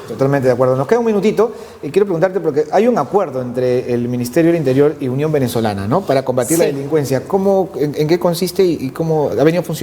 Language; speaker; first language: Spanish; native; Spanish